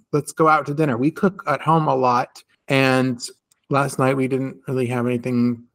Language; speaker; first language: English; native; English